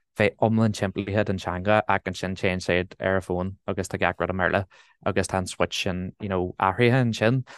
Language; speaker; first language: Irish; non-native, local second language; English